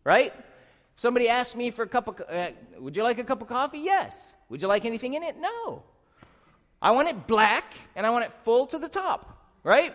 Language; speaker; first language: English; native; English